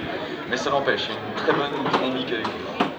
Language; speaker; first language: French; native; French